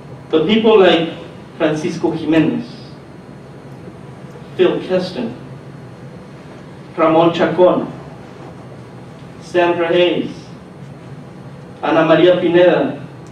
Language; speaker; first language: English; early bilingual, other home language; Spanish